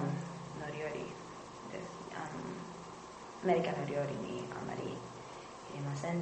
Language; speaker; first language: Japanese; non-native, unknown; English